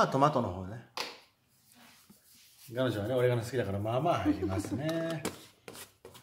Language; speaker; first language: Japanese; native; Japanese